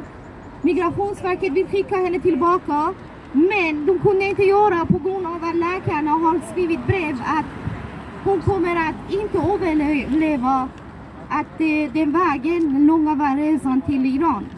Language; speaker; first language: Swedish; non-native, fluent; Persian